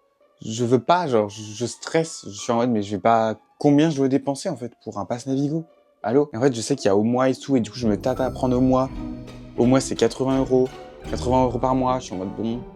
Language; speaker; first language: French; native; French